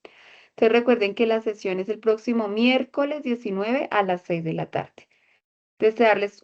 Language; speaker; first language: Spanish; native; Spanish